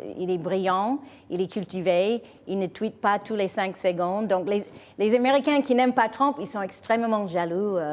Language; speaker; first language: French; non-native, fluent; English